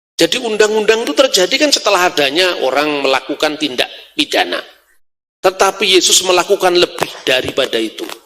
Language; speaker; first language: Indonesian; non-native, local second language; Javanese